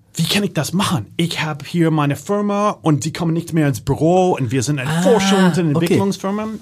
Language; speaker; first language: German; non-native, fluent; English